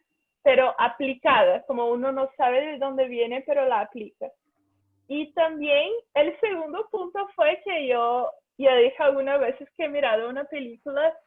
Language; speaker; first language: Spanish; non-native, fluent; Portuguese